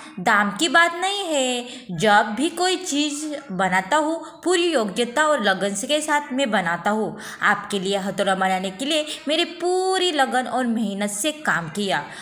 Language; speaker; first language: Hindi; non-native, local second language; Marathi